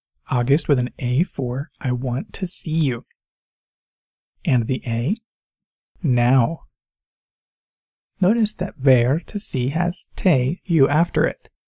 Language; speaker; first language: English; native; English